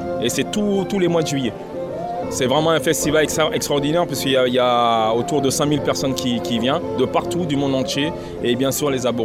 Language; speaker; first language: French; native; French